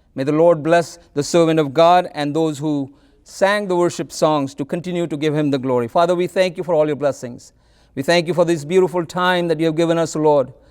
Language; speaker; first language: English; non-native, local second language; Malayalam